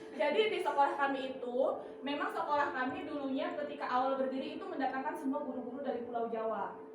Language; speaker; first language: Indonesian; non-native, local second language; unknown